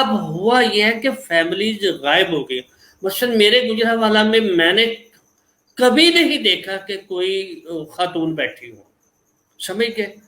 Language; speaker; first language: Urdu; non-native, local second language; Punjabi